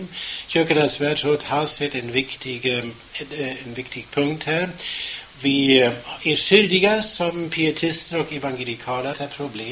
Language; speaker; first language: Swedish; non-native, fluent; German